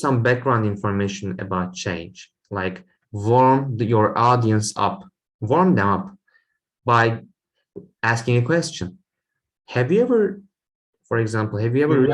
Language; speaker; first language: English; non-native, fluent; Turkish